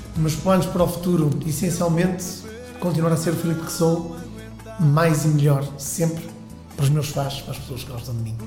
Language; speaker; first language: Portuguese; native; Portuguese